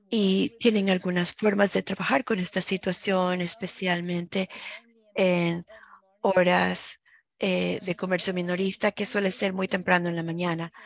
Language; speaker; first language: Spanish; non-native, fluent; German